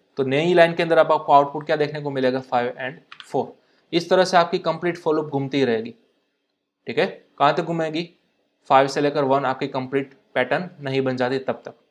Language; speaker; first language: Hindi; non-native, local second language; Gujarati